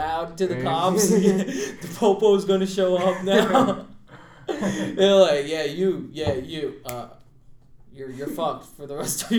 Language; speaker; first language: English; non-native, local second language; Marathi